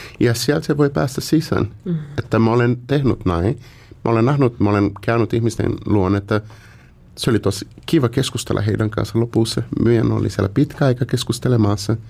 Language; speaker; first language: Finnish; non-native, learner; Portuguese